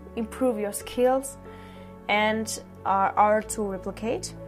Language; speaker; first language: English; non-native, learner; French